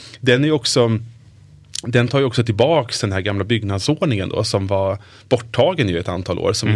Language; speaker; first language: Swedish; native; Swedish